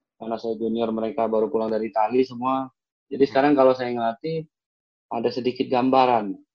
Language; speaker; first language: Indonesian; native; Indonesian